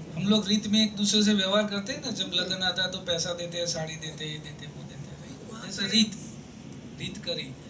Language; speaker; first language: Hindi; non-native, local second language; Gujarati